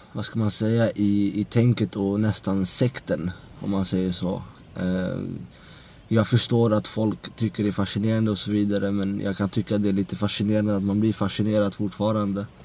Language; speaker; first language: Swedish; early bilingual, other home language; Central Kurdish